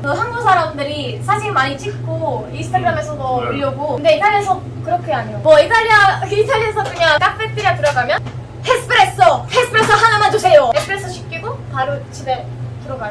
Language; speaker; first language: Korean; non-native, learner; Italian